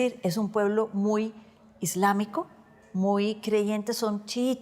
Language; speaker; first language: Spanish; native; Spanish